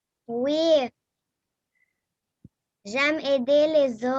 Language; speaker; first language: French; non-native, learner; Arabic